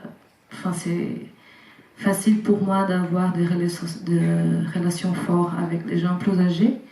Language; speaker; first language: French; non-native, fluent; Portuguese